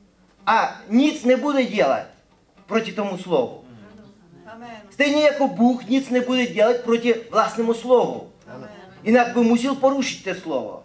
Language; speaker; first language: Czech; non-native, fluent; Ukrainian